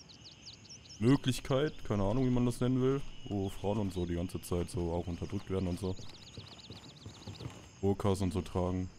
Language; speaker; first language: German; native; German